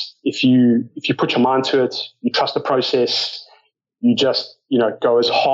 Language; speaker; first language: English; native; English